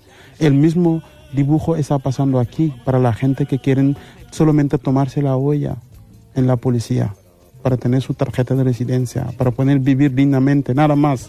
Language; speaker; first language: Spanish; non-native, fluent; Mandingo